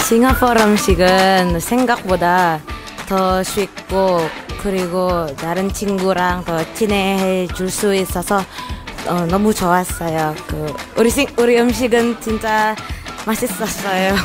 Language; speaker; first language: Korean; non-native, learner; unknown